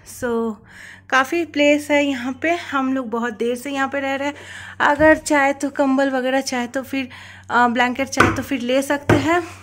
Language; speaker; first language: Hindi; non-native, local second language; Bangla